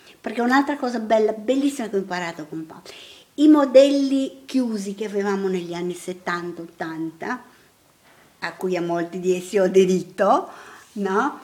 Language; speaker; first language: Italian; non-native, fluent; Portuguese